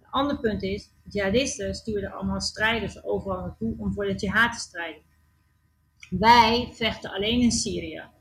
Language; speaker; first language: Dutch; native; Dutch